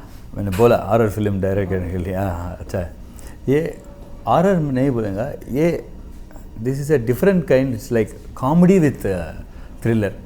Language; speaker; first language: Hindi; non-native, learner; Tamil